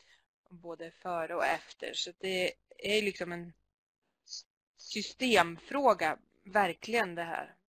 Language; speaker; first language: Swedish; native; Swedish